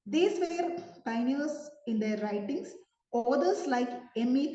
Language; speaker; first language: English; non-native, local second language; Malayalam